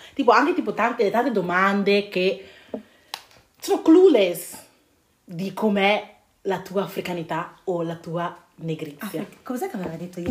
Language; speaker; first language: Italian; early bilingual, other home language; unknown